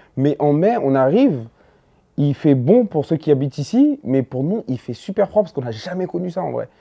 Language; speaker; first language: French; early bilingual, other home language; Dyula